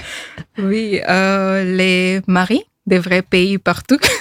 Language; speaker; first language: French; non-native, fluent; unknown